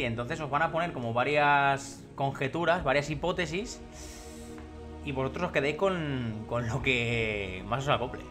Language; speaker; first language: Spanish; native; Spanish